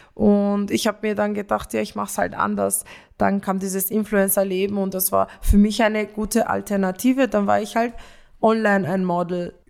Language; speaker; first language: German; early bilingual, other home language; Romanian